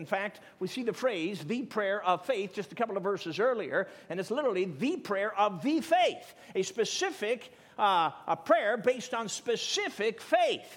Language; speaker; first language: English; native; English